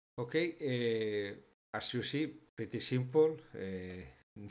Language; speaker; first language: English; non-native, fluent; Spanish